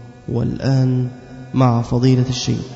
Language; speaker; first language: Arabic; native; Arabic